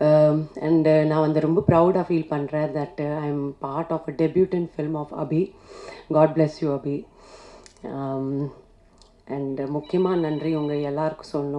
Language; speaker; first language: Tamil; non-native, fluent; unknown